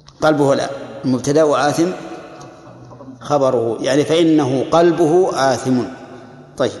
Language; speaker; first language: Arabic; native; Arabic